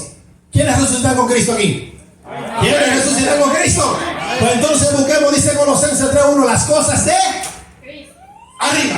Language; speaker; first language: Spanish; native; Spanish